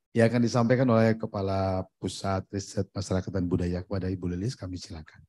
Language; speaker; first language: Indonesian; native; Indonesian